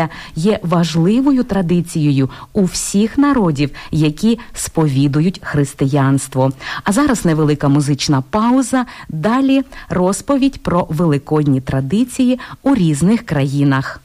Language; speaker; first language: Ukrainian; native; Ukrainian